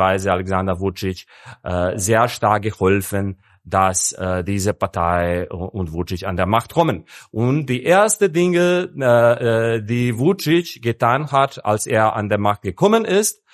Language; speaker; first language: German; non-native, fluent; Serbian